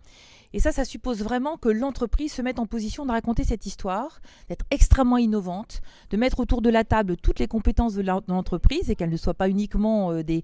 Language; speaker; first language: French; native; French